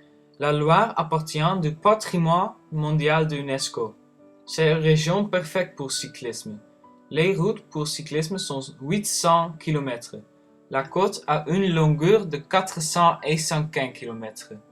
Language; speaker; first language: French; non-native, learner; Dutch